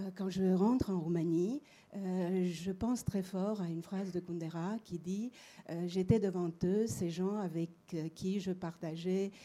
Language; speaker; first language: French; non-native, fluent; Romanian